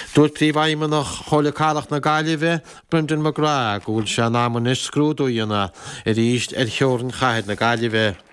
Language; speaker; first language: Irish; native; Irish